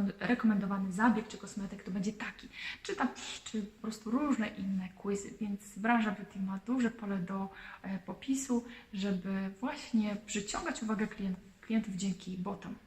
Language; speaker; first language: Polish; native; Polish